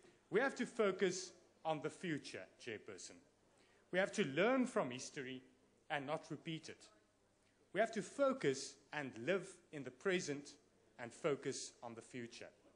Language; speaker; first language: English; non-native, local second language; Afrikaans